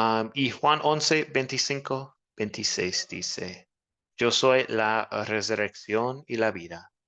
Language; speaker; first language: Spanish; non-native, fluent; English